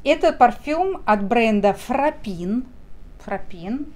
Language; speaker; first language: Russian; native; Russian